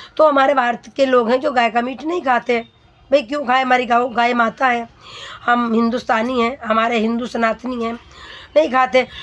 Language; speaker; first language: Hindi; native; Hindi